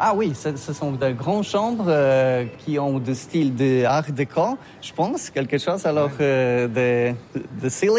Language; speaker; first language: French; non-native, learner; Polish